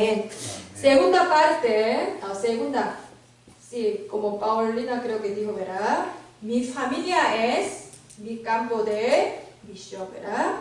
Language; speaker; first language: Spanish; non-native, learner; Korean